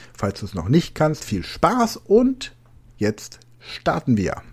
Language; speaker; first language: German; native; German